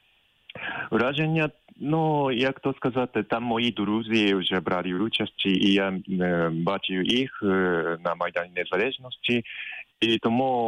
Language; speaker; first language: Ukrainian; non-native, fluent; Japanese